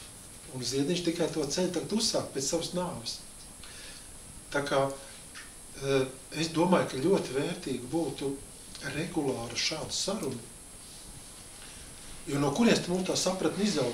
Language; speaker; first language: Latvian; native; Latvian